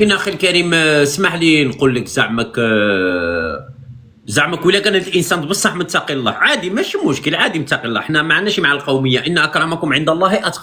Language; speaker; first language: Arabic; native; Arabic